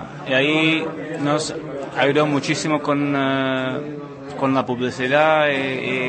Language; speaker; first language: Spanish; non-native, fluent; Czech